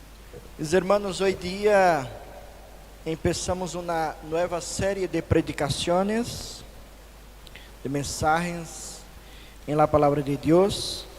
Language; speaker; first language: Spanish; non-native, fluent; Portuguese